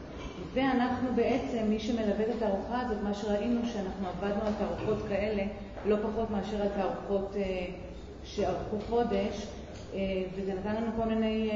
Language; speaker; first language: Hebrew; native; Hebrew